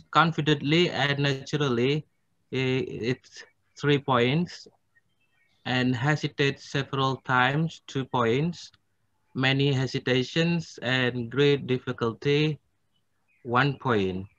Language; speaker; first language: English; non-native, fluent; Indonesian